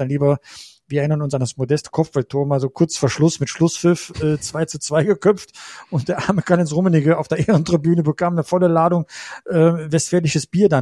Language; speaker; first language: German; native; German